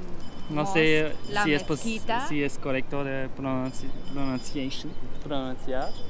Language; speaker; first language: Spanish; non-native, learner; German